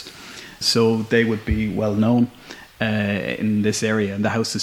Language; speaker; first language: English; native; English